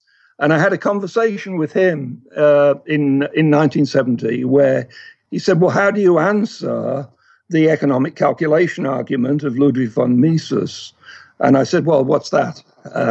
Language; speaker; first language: English; native; English